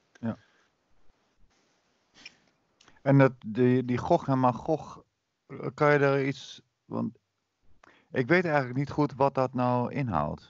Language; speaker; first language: Dutch; native; Dutch